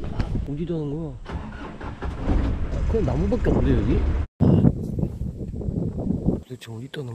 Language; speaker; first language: Korean; native; Korean